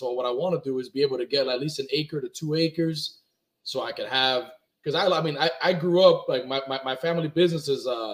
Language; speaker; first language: English; early bilingual, other home language; Spanish